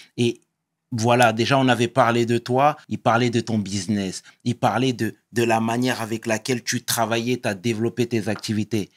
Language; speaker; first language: French; native; French